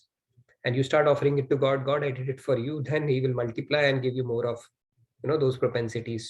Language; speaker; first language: English; non-native, local second language; Hindi